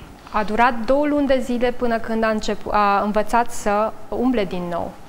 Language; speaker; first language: Romanian; native; Romanian